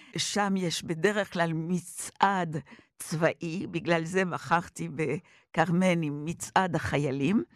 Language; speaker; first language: Hebrew; non-native, fluent; French